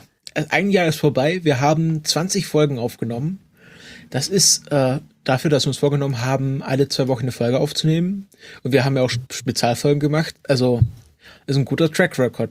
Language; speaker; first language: German; native; German